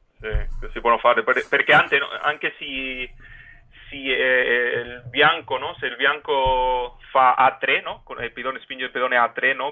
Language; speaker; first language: Italian; non-native, fluent; Spanish